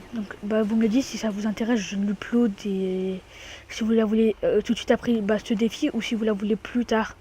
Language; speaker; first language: French; native; French